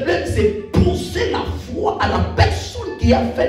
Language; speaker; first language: French; non-native, local second language; Lingala